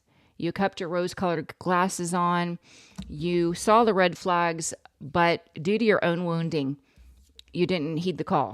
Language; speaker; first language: English; native; English